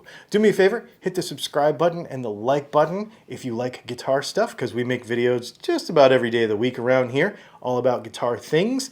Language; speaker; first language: English; native; English